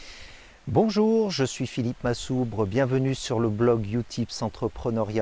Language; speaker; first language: French; native; French